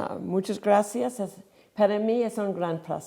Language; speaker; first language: Spanish; non-native, fluent; English